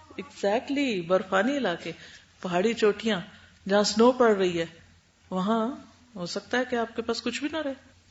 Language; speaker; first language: Urdu; native; Urdu